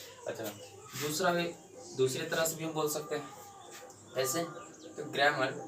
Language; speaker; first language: Hindi; native; Hindi